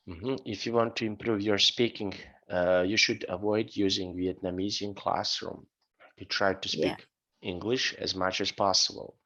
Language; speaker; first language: English; non-native, fluent; Serbian